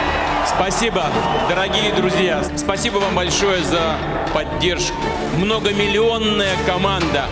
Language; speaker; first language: Russian; native; Russian